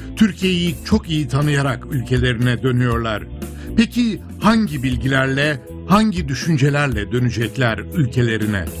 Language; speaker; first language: Turkish; native; Turkish